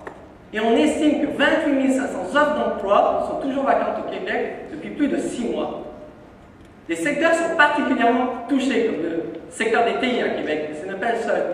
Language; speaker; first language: French; native; French